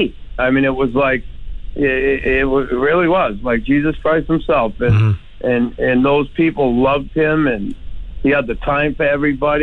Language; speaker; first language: English; native; English